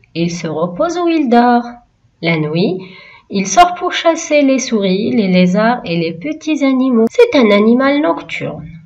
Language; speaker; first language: French; non-native, local second language; Arabic